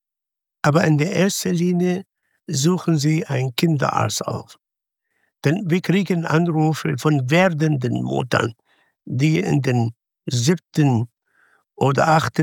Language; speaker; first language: German; non-native, fluent; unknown